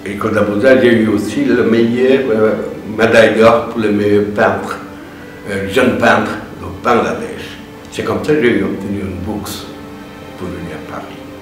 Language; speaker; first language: French; non-native, learner; Bangla